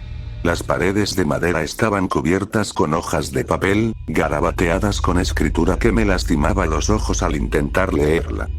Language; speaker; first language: Spanish; native; Spanish